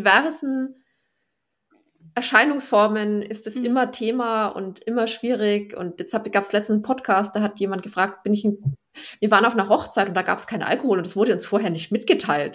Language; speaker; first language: German; native; German